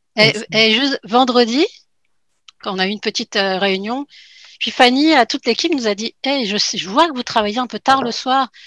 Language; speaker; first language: French; native; French